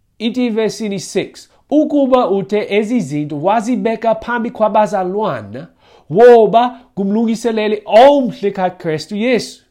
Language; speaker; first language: Xhosa; non-native, fluent; English